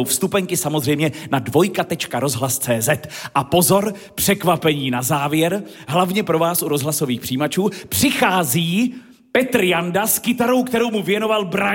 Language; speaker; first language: Czech; native; Czech